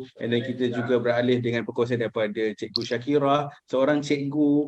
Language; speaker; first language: Malay; native; Malay